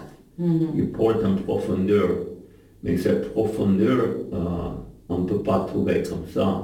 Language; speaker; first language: French; non-native, learner; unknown